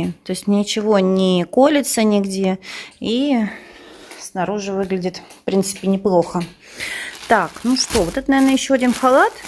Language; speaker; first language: Russian; native; Russian